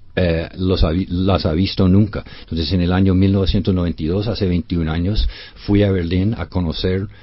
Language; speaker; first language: Spanish; non-native, fluent; English